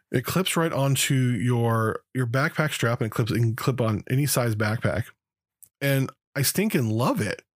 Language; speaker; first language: English; native; English